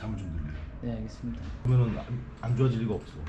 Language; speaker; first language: Korean; native; Korean